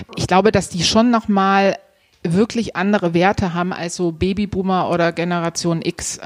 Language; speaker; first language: German; native; German